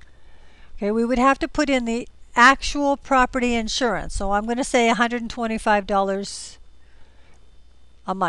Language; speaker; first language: English; native; English